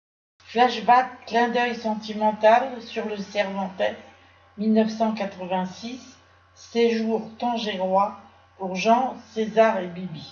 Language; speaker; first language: French; native; French